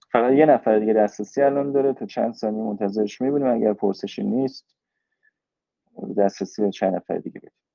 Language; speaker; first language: Persian; native; Persian